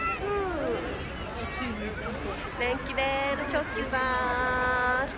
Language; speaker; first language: Turkish; non-native, learner; Japanese